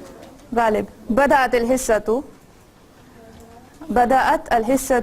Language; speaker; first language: Arabic; non-native, fluent; Urdu